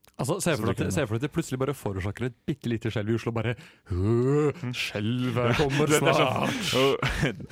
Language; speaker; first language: Norwegian; native; Norwegian